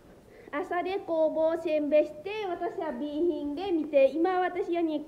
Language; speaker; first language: Japanese; non-native, learner; Lao